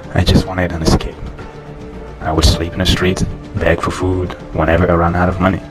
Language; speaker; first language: English; non-native, fluent; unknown